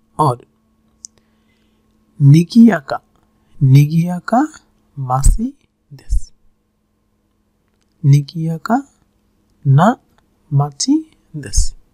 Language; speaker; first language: Japanese; non-native, fluent; Bangla